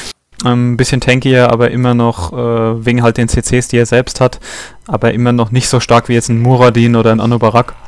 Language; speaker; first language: German; native; German